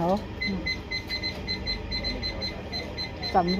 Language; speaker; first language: Cantonese; non-native, fluent; Punjabi